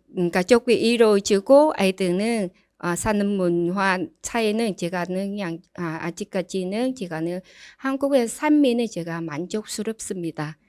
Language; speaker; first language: Korean; non-native, learner; Vietnamese